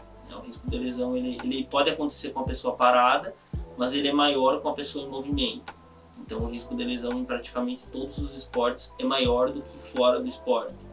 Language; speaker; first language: Portuguese; native; Portuguese